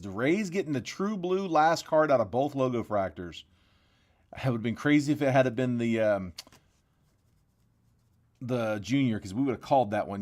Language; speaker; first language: English; native; English